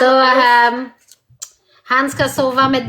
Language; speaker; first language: Swedish; non-native, learner; French